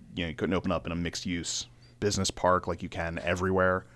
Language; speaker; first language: English; native; English